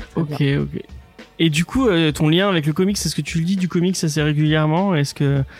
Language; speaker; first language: French; early bilingual, other home language; English